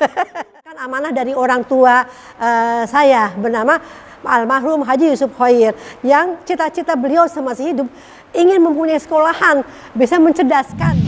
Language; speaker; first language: Indonesian; native; Indonesian